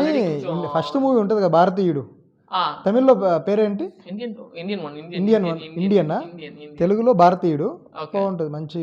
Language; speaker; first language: Telugu; native; Telugu